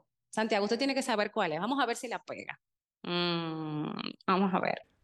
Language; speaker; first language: Spanish; native; Spanish